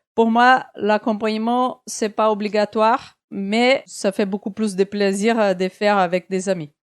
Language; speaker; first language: French; non-native, fluent; Portuguese